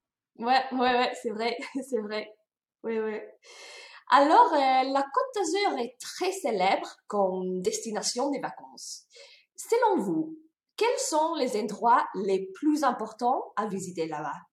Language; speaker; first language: French; non-native, fluent; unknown